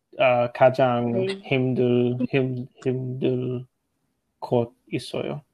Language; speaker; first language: Korean; non-native, learner; English